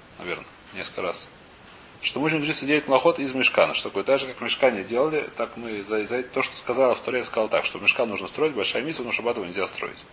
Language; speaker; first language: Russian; early bilingual, heritage; Russian